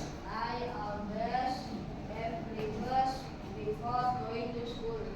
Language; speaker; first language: English; non-native, learner; Indonesian